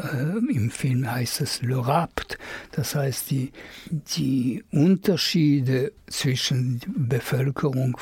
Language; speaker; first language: German; non-native, fluent; French